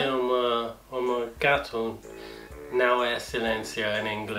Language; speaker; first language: Portuguese; non-native, fluent; English